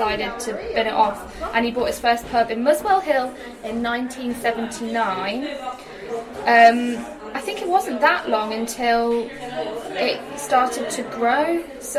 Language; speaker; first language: English; native; English